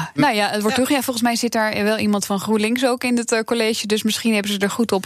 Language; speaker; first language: Dutch; native; Dutch